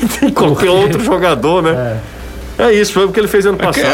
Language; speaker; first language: Portuguese; native; Portuguese